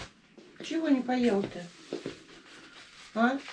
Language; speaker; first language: Russian; native; Russian